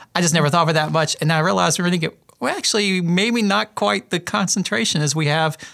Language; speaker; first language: English; native; English